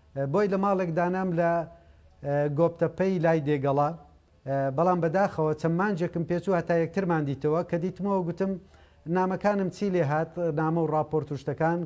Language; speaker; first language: Central Kurdish; native; Central Kurdish